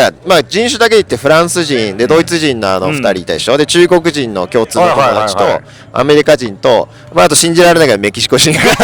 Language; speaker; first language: Japanese; native; Japanese